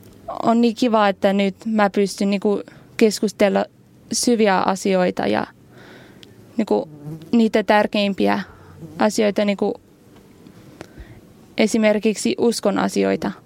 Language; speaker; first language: Finnish; non-native, learner; English